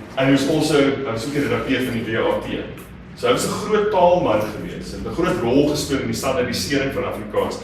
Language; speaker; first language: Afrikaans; native; Afrikaans